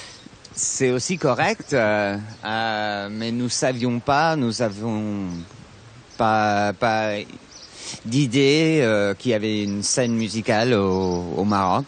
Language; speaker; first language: French; non-native, fluent; English